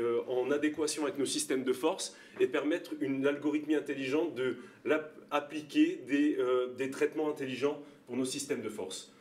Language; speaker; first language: French; native; French